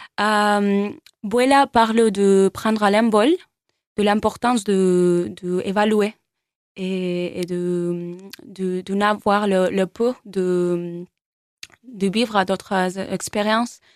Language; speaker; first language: French; non-native, learner; Spanish